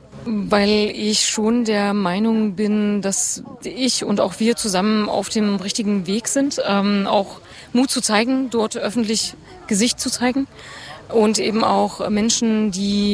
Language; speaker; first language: German; native; German